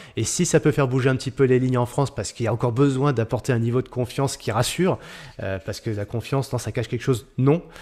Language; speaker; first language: French; native; French